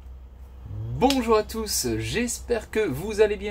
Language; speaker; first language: French; native; French